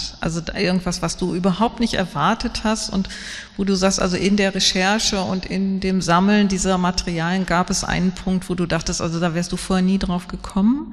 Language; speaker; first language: German; native; German